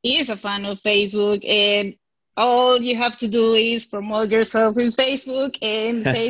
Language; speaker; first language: English; non-native, fluent; Spanish